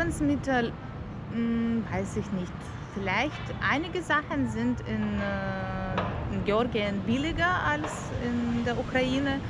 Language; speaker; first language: German; non-native, learner; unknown